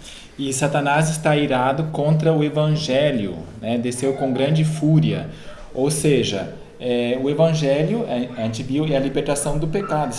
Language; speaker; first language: Portuguese; native; Portuguese